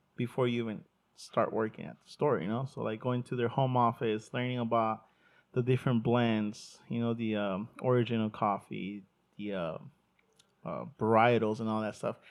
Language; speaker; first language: English; early bilingual, other home language; Spanish